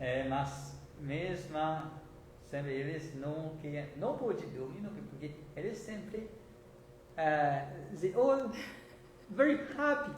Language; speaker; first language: Portuguese; non-native, learner; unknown